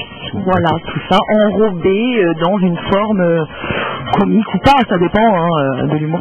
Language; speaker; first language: French; native; French